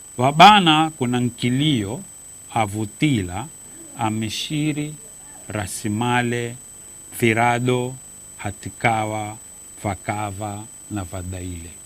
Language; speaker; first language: Swahili; native; Swahili